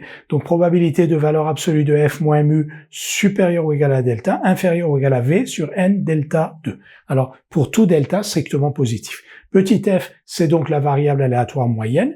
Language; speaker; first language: French; native; French